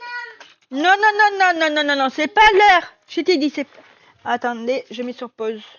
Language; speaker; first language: French; native; French